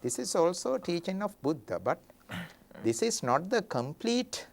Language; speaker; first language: English; non-native, local second language; Sinhala